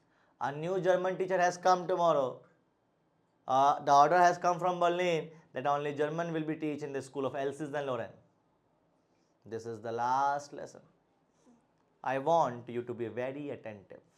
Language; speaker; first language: English; non-native, local second language; Hindi